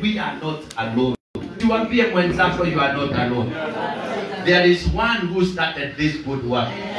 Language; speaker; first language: English; non-native, local second language; Kikuyu